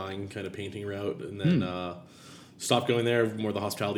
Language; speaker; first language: English; native; English